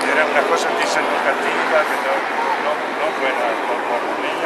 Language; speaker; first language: Spanish; non-native, learner; Italian